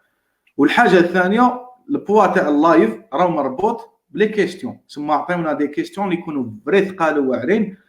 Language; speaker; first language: Arabic; native; Arabic